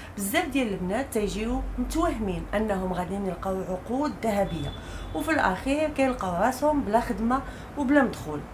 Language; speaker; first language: Arabic; native; Arabic